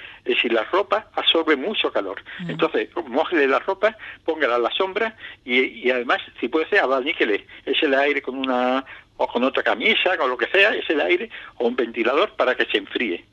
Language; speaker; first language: Spanish; native; Spanish